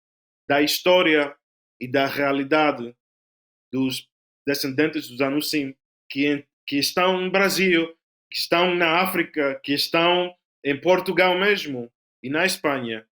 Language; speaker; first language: Portuguese; non-native, fluent; Spanish